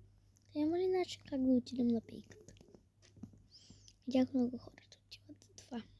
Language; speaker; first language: Bulgarian; early bilingual, heritage; Bulgarian